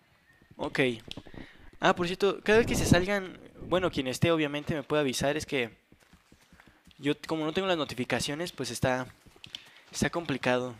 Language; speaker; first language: Spanish; native; Spanish